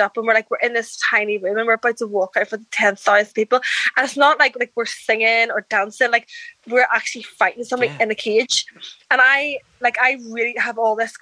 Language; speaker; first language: English; native; English